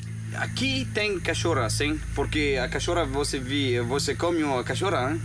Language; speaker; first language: Portuguese; non-native, learner; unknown